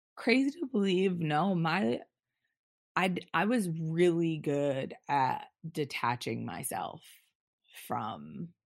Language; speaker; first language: English; native; English